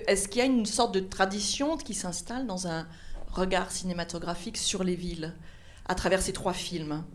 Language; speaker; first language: French; native; French